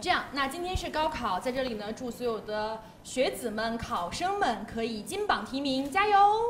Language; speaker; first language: Chinese; native; Chinese